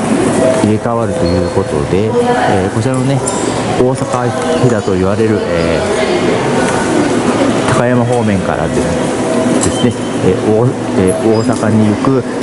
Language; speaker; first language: Japanese; native; Japanese